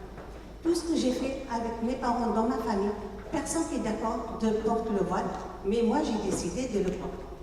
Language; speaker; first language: French; non-native, local second language; Arabic